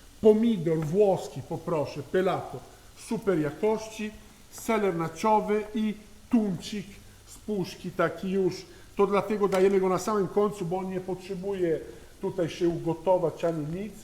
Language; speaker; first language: Polish; non-native, learner; Italian